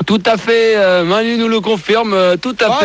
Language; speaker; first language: French; native; French